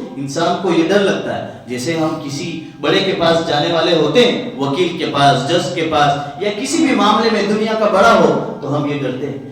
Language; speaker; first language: Urdu; non-native, local second language; Gujarati